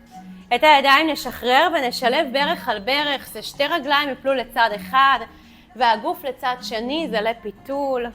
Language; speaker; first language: Hebrew; native; Hebrew